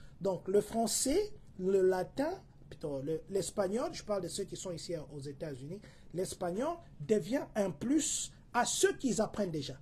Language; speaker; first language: French; non-native, local second language; Lingala